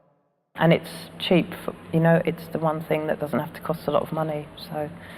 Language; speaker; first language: English; native; English